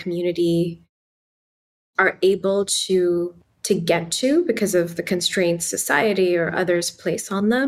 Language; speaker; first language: English; non-native, local second language; Urdu